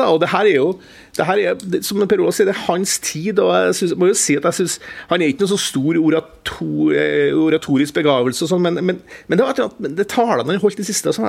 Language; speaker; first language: Norwegian; native; Norwegian